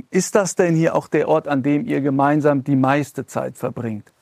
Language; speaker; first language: German; native; German